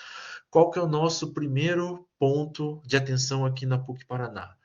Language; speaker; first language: Portuguese; native; Portuguese